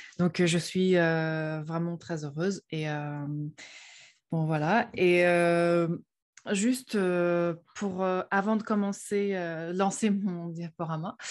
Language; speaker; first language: French; non-native, fluent; Uyghur